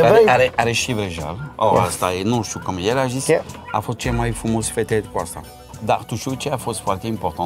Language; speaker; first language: Romanian; non-native, learner; French